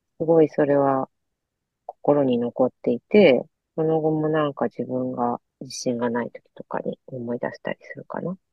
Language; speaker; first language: Japanese; native; Japanese